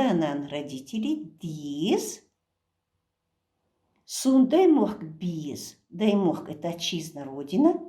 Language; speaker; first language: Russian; non-native, local second language; Chechen